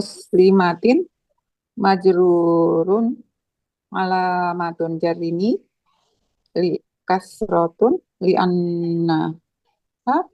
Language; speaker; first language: Arabic; non-native, learner; Indonesian